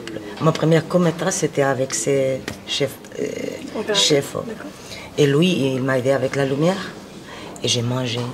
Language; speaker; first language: French; non-native, fluent; Spanish